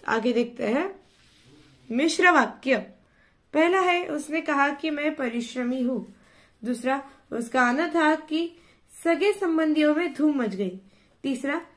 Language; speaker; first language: Hindi; non-native, local second language; Marathi